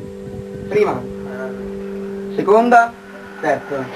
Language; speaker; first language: Italian; native; Italian